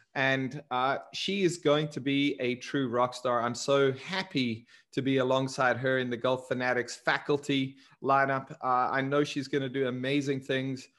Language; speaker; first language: English; native; English